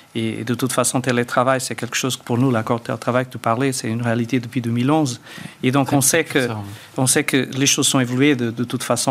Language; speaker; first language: French; early bilingual, other home language; Portuguese